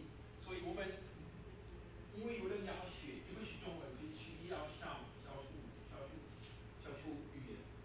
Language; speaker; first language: Chinese; non-native, fluent; French